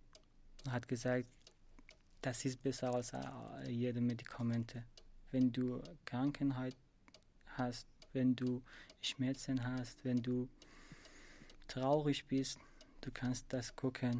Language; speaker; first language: German; non-native, learner; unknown